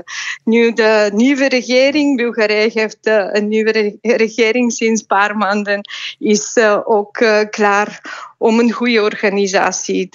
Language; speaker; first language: Dutch; non-native, fluent; Bulgarian